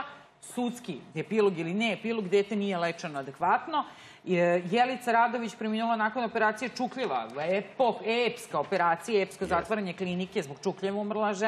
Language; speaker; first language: Serbian; native; Serbian